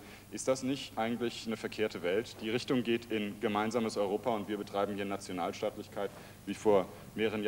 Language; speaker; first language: German; native; German